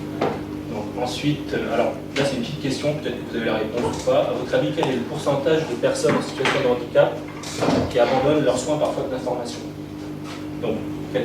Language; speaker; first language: French; native; French